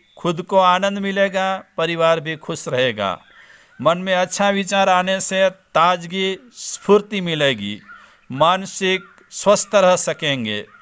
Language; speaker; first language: Hindi; non-native, local second language; Gujarati